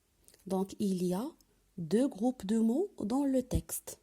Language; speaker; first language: French; non-native, local second language; Arabic